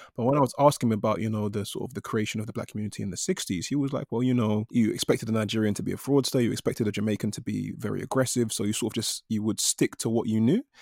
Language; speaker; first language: English; native; English